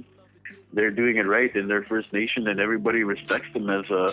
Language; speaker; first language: English; native; English